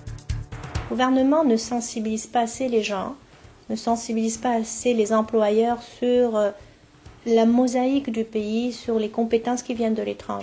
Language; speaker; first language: French; non-native, local second language; Arabic